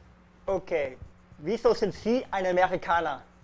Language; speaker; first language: German; non-native, fluent; English